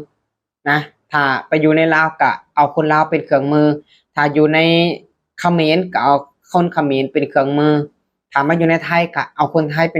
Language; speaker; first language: Thai; non-native, local second language; Lao